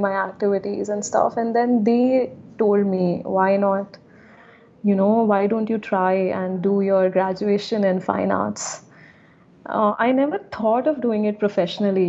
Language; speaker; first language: English; non-native, local second language; Hindi